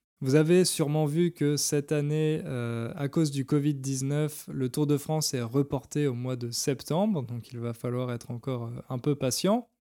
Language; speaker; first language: French; native; French